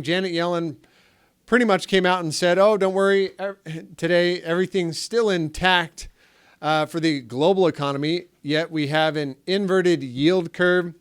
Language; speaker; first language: English; native; English